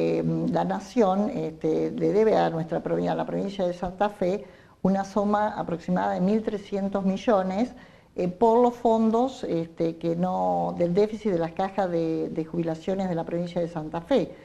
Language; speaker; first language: Spanish; native; Spanish